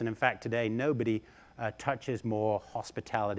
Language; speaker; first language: English; native; English